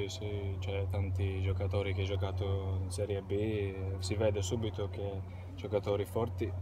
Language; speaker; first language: Italian; non-native, learner; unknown